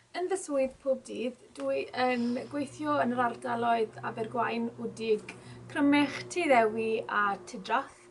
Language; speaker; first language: Welsh; native; Welsh